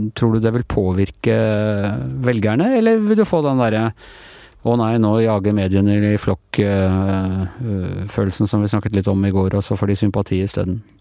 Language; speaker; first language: Norwegian; native; Norwegian